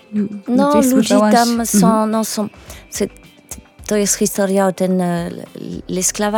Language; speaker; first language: Polish; non-native, learner; French